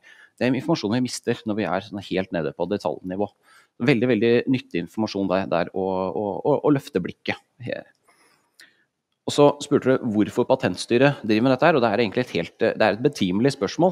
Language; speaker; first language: Norwegian; native; Norwegian